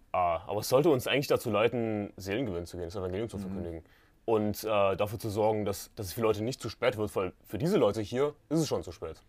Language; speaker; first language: German; native; German